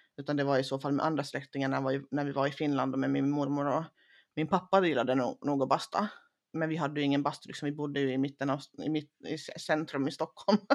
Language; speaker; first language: Swedish; early bilingual, other home language; Finnish